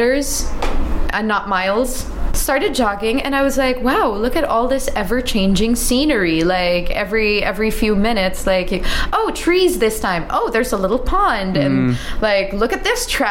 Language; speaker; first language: English; native; English